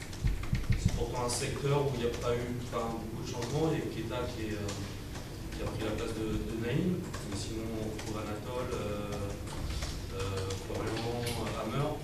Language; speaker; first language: French; native; French